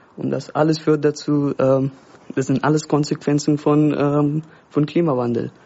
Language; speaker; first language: German; non-native, fluent; Persian